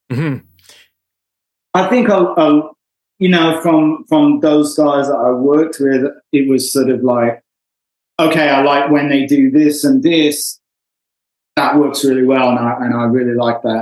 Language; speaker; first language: English; native; English